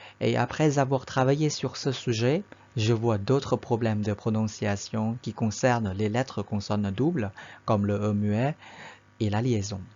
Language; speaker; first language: French; non-native, fluent; Thai